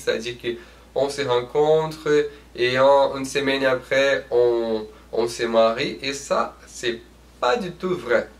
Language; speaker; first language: French; non-native, fluent; Portuguese